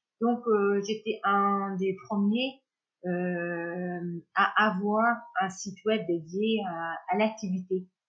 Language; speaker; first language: French; non-native, fluent; English